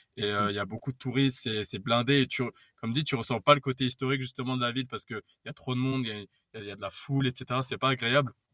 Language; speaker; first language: French; native; French